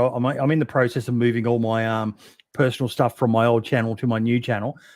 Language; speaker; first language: English; native; English